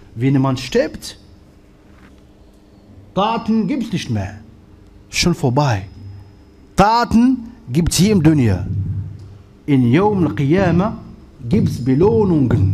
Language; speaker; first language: German; non-native, fluent; Arabic